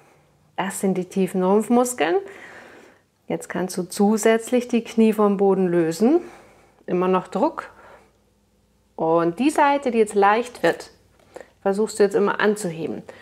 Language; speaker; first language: German; native; German